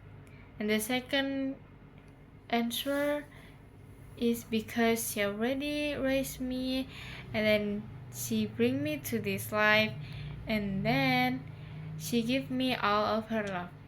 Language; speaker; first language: English; non-native, learner; Indonesian